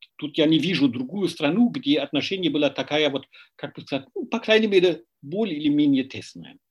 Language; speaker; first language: Russian; non-native, fluent; German